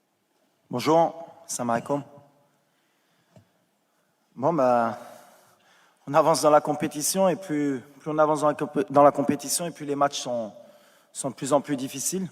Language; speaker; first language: French; native; French